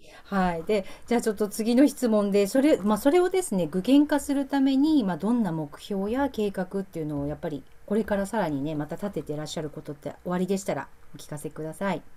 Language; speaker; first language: Japanese; native; Japanese